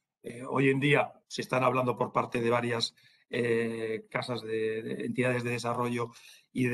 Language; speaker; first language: Spanish; native; Spanish